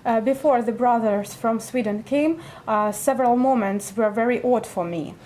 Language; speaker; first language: English; non-native, fluent; Russian